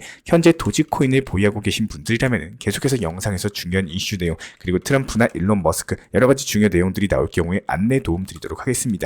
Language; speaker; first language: Korean; native; Korean